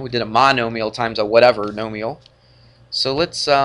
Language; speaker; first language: English; native; English